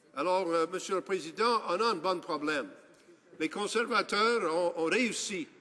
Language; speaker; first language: French; non-native, local second language; English